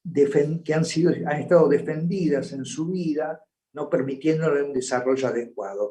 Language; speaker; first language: Spanish; native; Spanish